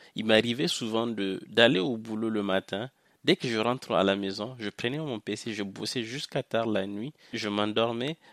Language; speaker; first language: French; non-native, local second language; Hausa